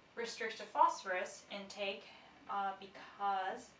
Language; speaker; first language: English; non-native, fluent; Japanese